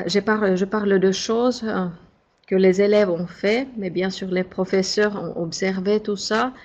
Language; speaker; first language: French; non-native, fluent; Finnish